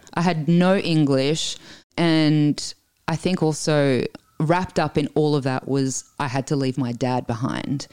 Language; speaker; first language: English; early bilingual, other home language; Italian